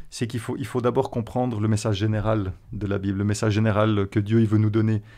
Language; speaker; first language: French; native; French